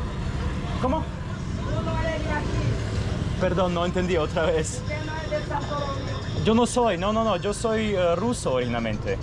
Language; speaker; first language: Spanish; non-native, fluent; Russian